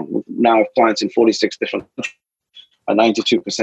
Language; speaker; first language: English; native; English